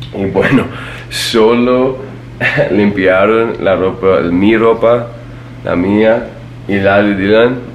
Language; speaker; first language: Spanish; non-native, fluent; English